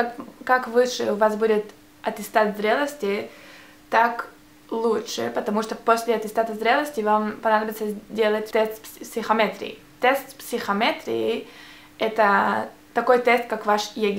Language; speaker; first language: Russian; early bilingual, heritage; Russian